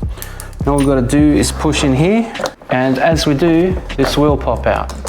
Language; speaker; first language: English; native; English